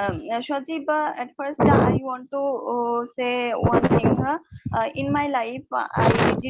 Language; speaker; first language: English; non-native, learner; Bangla